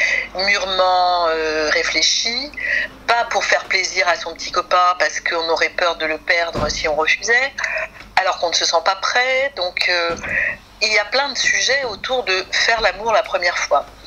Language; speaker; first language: French; native; French